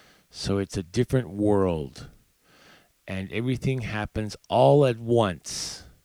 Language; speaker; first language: English; native; English